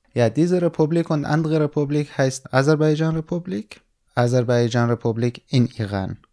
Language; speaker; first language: German; non-native, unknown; Central Kurdish